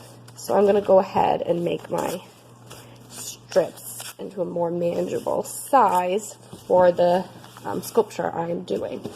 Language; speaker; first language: English; native; English